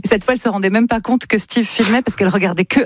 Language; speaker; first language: French; native; French